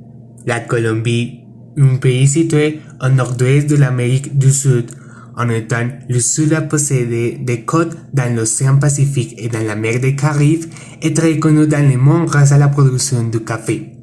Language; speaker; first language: French; non-native, learner; Spanish